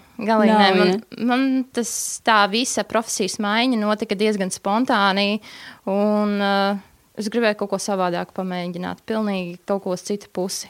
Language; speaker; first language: Latvian; native; Latvian